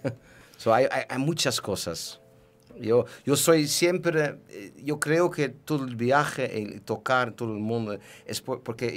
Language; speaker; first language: Spanish; non-native, learner; Dutch